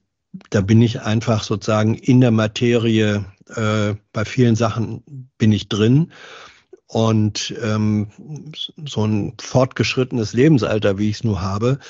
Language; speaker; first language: German; native; German